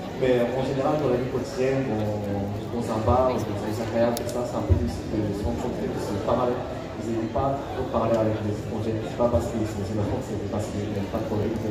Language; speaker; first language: French; non-native, fluent; Japanese